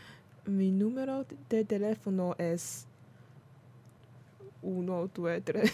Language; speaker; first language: Spanish; non-native, learner; Chinese